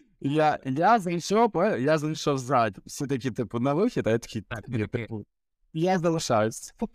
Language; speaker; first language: Ukrainian; native; Ukrainian